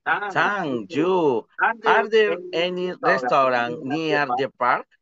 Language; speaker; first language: English; non-native, learner; Spanish